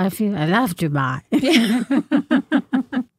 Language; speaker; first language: English; non-native, learner; Indonesian